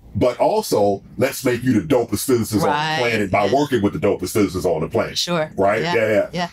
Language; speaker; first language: English; native; English